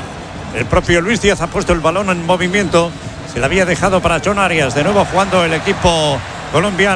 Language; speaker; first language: Spanish; native; Spanish